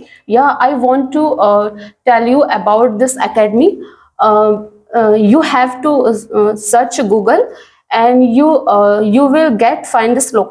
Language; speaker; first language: English; non-native, learner; Hindi